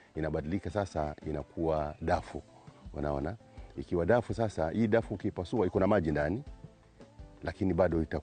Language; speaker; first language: Swahili; native; Swahili